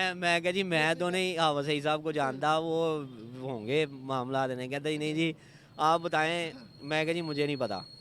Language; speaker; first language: Urdu; non-native, local second language; Punjabi